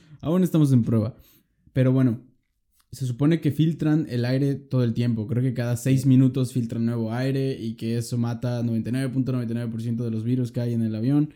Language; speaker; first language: Spanish; native; Spanish